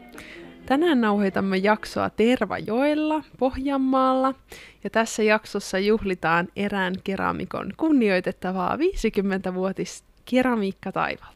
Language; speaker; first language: Finnish; native; Finnish